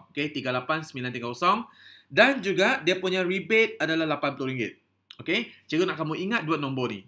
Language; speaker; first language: Malay; non-native, local second language; Chinese